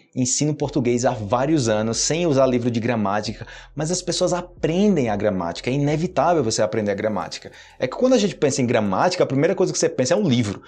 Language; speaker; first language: Portuguese; native; Portuguese